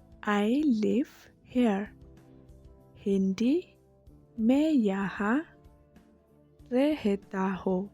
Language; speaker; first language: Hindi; non-native, local second language; Khasi